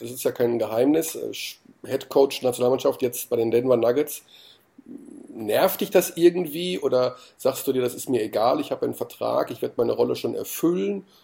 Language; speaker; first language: German; native; German